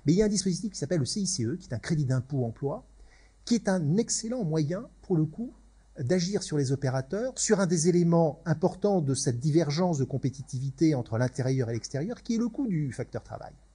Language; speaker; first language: French; native; French